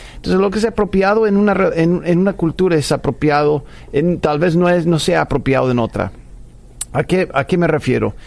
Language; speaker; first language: Spanish; non-native, fluent; English